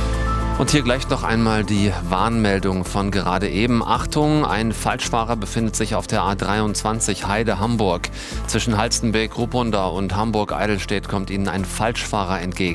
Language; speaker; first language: German; native; German